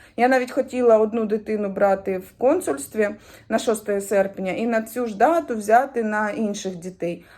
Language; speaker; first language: Ukrainian; native; Ukrainian